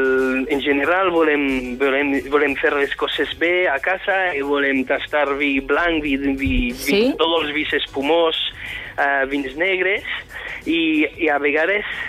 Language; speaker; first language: Catalan; non-native, fluent; French